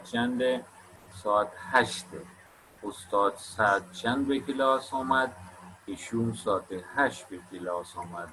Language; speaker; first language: Persian; non-native, fluent; Urdu